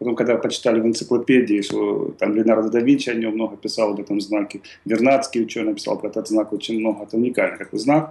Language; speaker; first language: Russian; native; Russian